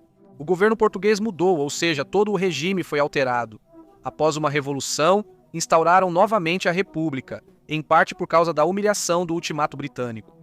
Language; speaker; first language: Portuguese; native; Portuguese